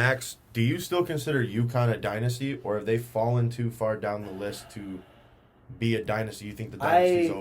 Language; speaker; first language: English; native; English